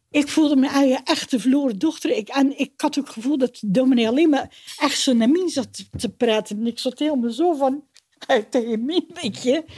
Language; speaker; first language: Dutch; native; Dutch